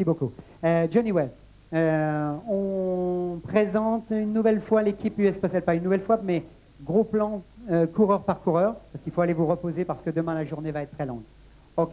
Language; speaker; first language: French; native; French